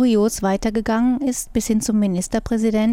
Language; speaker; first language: German; native; German